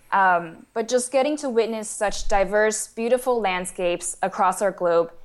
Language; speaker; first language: English; non-native, fluent; Chinese